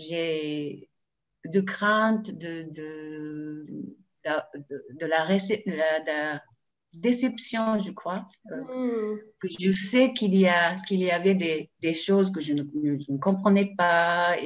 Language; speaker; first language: French; non-native, learner; Japanese